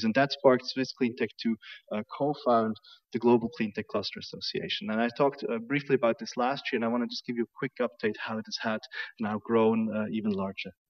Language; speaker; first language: English; non-native, fluent; German